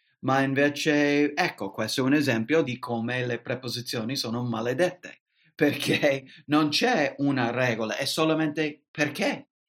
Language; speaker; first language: Italian; non-native, fluent; English